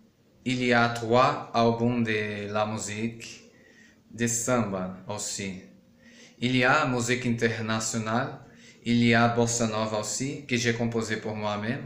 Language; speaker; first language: French; non-native, learner; Portuguese